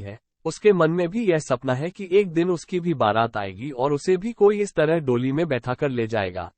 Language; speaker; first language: Hindi; native; Hindi